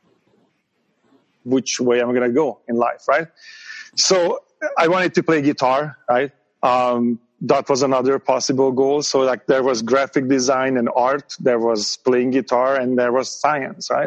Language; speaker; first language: English; non-native, fluent; Hungarian